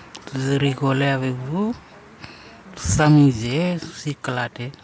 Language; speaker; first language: French; non-native, learner; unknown